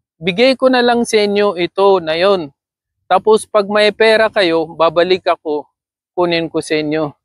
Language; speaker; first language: Filipino; non-native, learner; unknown